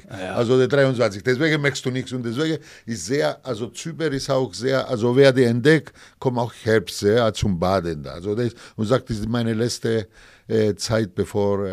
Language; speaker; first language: German; non-native, fluent; Greek